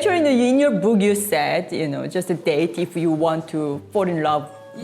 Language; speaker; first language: English; non-native, learner; Korean